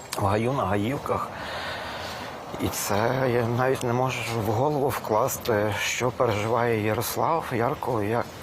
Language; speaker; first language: Ukrainian; native; Ukrainian